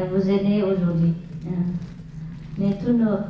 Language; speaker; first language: French; non-native, learner; Vietnamese